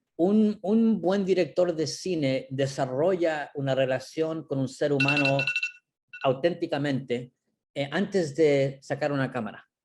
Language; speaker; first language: Spanish; early bilingual, heritage; Spanish